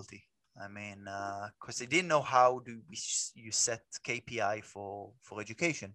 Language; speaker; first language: English; non-native, fluent; Hebrew